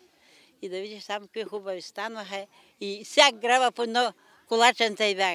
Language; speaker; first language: Bulgarian; native; Bulgarian